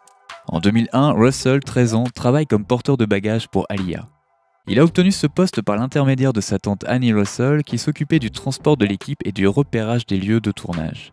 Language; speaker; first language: French; native; French